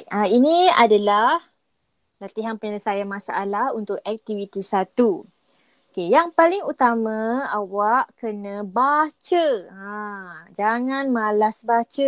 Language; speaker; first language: Malay; native; Malay